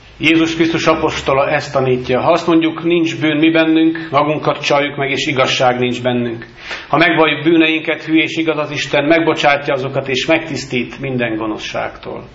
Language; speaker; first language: Hungarian; native; Hungarian